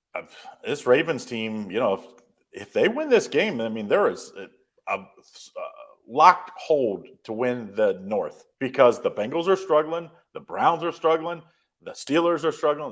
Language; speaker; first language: English; native; English